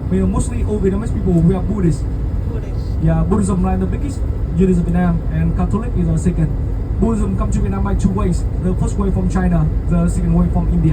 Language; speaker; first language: English; non-native, fluent; Vietnamese